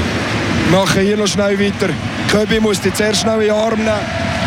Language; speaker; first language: German; native; German